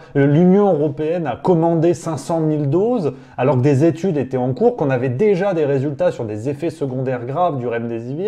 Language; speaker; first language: French; native; French